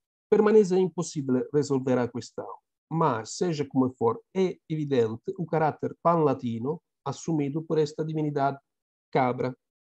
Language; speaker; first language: Portuguese; non-native, fluent; Italian